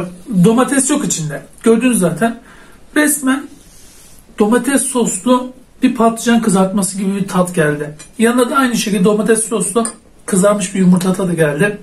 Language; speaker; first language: Turkish; native; Turkish